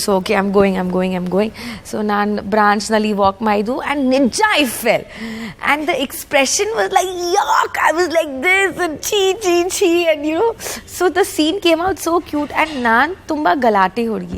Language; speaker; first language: Kannada; non-native, learner; Punjabi